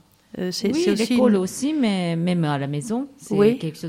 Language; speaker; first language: French; non-native, fluent; Japanese